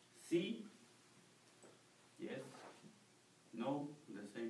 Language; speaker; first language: English; non-native, learner; Spanish